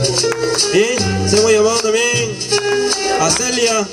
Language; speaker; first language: Spanish; native; Spanish